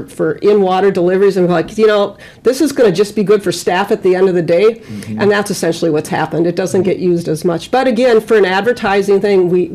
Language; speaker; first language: English; native; English